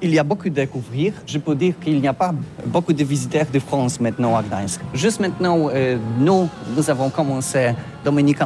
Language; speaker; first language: French; non-native, fluent; Polish